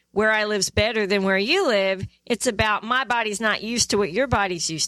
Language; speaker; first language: English; native; English